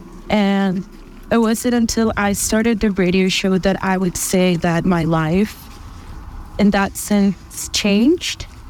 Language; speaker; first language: English; non-native, fluent; Spanish